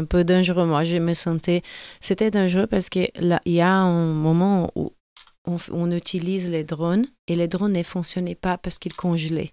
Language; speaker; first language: French; non-native, fluent; Portuguese